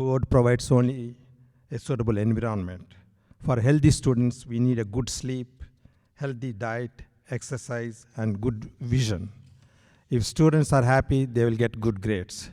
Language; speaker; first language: English; non-native, local second language; Telugu